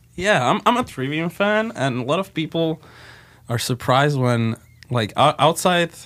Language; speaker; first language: English; non-native, fluent; Slovak